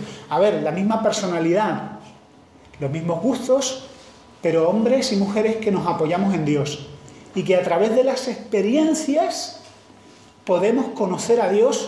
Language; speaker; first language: Spanish; native; Spanish